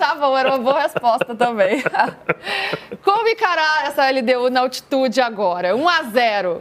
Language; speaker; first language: Portuguese; native; Portuguese